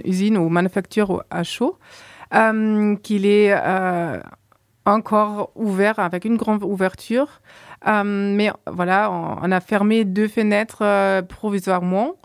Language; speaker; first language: French; non-native, fluent; German